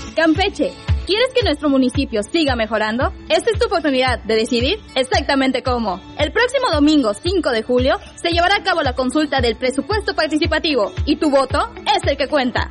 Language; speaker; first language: Spanish; native; Spanish